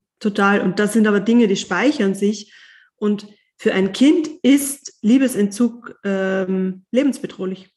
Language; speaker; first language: German; native; German